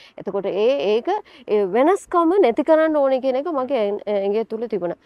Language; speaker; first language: Sinhala; non-native, local second language; Tamil